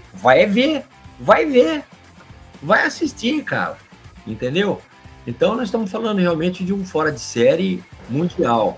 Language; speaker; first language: Portuguese; native; Portuguese